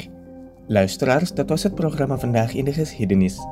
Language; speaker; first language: Dutch; non-native, fluent; Indonesian